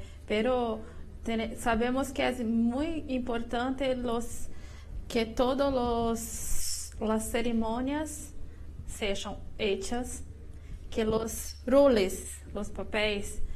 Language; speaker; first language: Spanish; non-native, learner; Portuguese